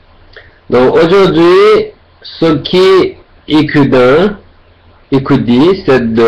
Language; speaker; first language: French; non-native, learner; Tibetan